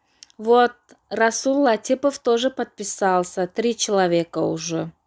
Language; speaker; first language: Russian; non-native, local second language; Tajik